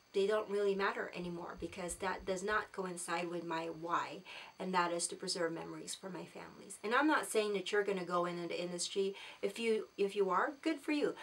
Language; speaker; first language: English; non-native, local second language; Filipino